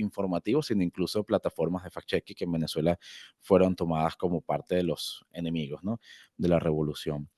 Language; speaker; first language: Spanish; native; Spanish